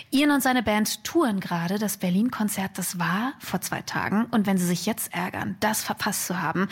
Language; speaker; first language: German; native; German